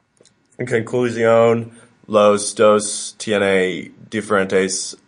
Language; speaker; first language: Spanish; non-native, learner; English